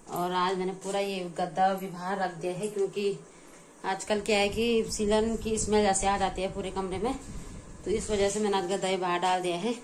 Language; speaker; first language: Hindi; native; Hindi